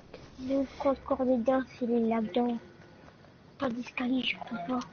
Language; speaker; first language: French; native; French